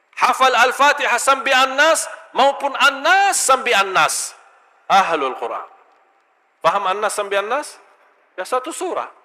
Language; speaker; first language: Malay; non-native, fluent; Arabic